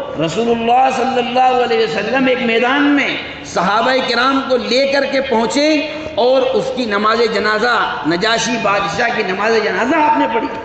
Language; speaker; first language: Urdu; native; Urdu